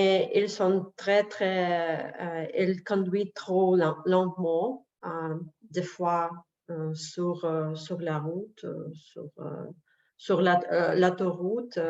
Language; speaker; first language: French; non-native, learner; Russian